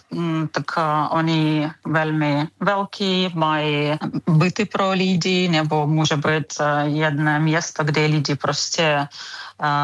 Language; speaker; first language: Czech; non-native, learner; Ukrainian